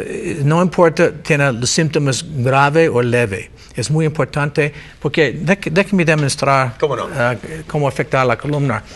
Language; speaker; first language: Spanish; non-native, learner; English